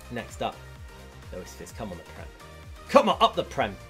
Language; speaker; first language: English; native; English